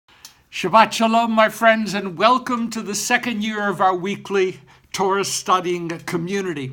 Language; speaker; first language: English; native; English